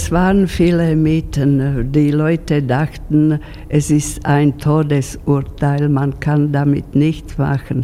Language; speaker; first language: German; non-native, fluent; Slovak